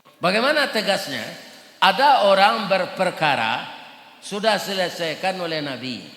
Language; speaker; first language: Malay; non-native, local second language; Minangkabau